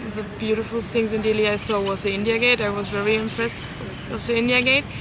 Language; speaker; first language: English; non-native, fluent; German